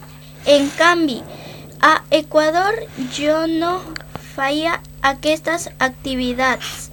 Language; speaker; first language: Catalan; non-native, learner; Spanish